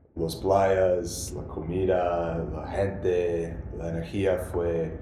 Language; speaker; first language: Spanish; non-native, learner; English